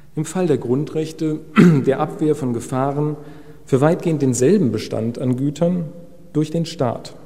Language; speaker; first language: German; native; German